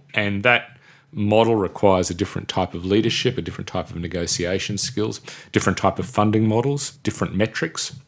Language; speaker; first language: English; native; English